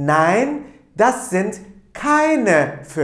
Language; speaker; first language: German; non-native, fluent; Turkish